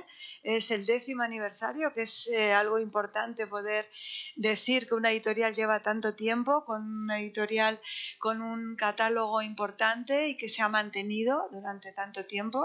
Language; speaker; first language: Spanish; native; Spanish